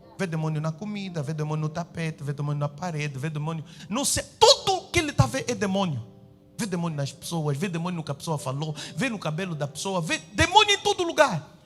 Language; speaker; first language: Portuguese; native; Portuguese